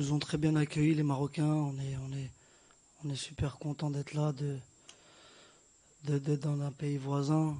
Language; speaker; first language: French; native; French